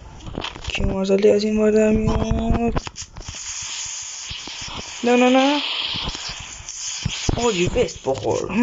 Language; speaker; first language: Persian; native; Persian